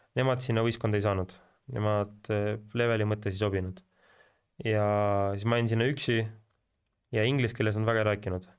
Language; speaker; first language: Estonian; early bilingual, heritage; Estonian